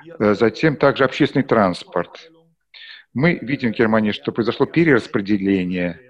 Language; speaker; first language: Russian; non-native, fluent; German